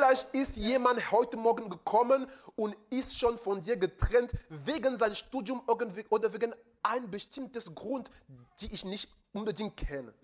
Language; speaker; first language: German; non-native, fluent; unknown